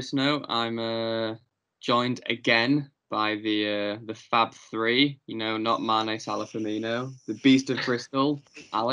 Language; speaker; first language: English; native; English